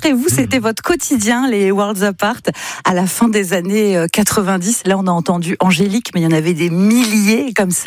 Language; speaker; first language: French; native; French